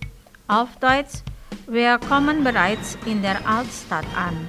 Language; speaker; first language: German; non-native, fluent; Indonesian